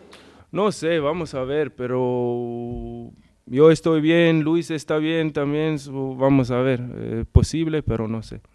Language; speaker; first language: Spanish; non-native, learner; English